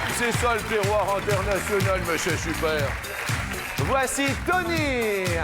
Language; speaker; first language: French; native; French